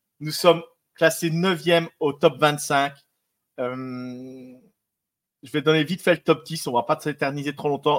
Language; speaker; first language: French; native; French